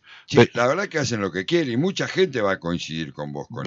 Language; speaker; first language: Spanish; native; Spanish